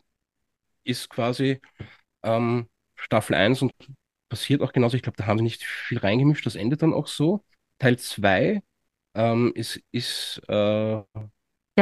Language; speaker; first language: German; native; German